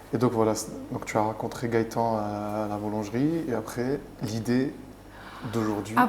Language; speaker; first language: French; native; French